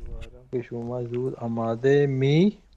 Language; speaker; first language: Persian; non-native, learner; Urdu